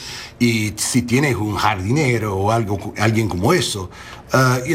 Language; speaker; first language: Spanish; non-native, learner; English